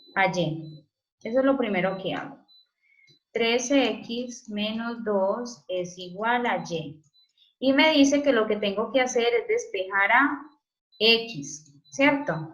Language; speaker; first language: Spanish; native; Spanish